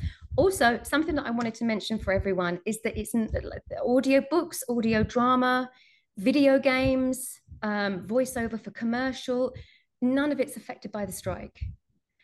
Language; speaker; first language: English; native; English